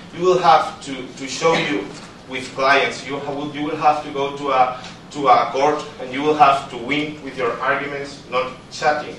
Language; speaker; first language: English; non-native, fluent; Spanish